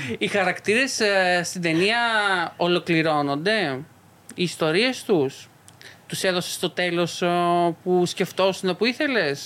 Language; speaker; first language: Greek; native; Greek